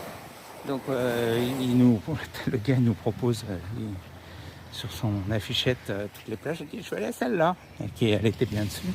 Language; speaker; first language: French; native; French